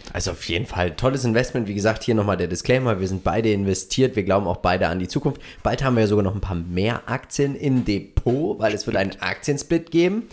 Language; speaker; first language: German; native; German